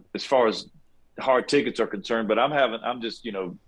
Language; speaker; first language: English; native; English